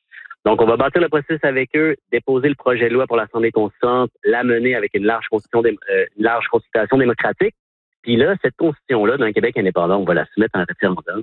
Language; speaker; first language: French; native; French